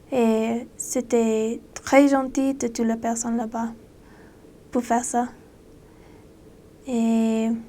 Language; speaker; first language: French; non-native, learner; English